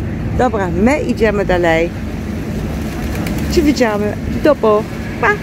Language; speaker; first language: Polish; non-native, learner; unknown